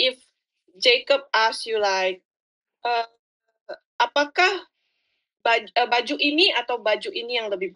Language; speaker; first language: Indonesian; non-native, fluent; English